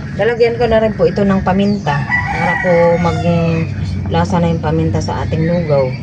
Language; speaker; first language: Filipino; native; Filipino